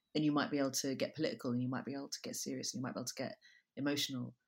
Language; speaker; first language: English; native; English